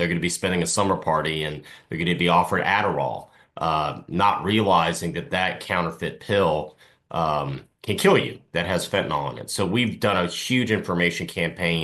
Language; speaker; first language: English; native; English